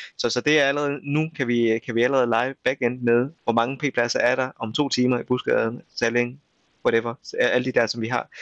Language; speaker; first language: Danish; early bilingual, other home language; Vietnamese